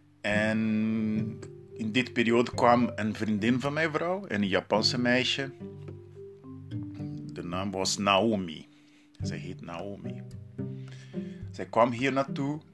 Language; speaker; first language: Dutch; non-native, learner; Portuguese